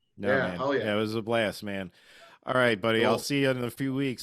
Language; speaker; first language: English; native; English